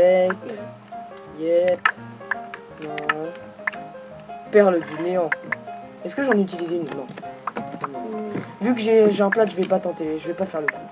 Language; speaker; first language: French; native; French